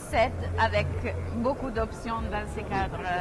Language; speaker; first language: French; non-native, fluent; Italian